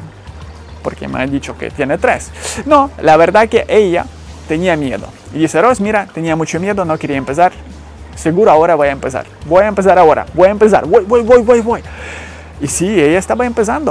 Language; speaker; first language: Spanish; non-native, fluent; Ukrainian